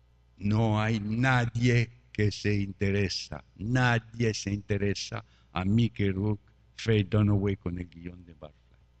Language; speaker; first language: Spanish; non-native, fluent; French